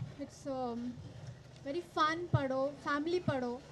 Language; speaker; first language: Tamil; non-native, learner; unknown